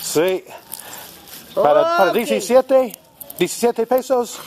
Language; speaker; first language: Spanish; non-native, learner; English